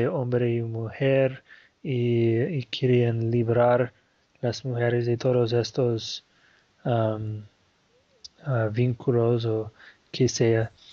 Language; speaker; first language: Spanish; non-native, fluent; Portuguese